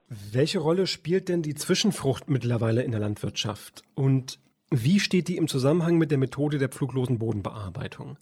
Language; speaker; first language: German; native; German